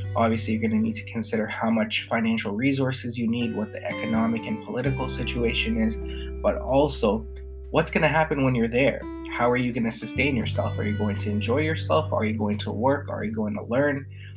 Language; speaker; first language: English; native; English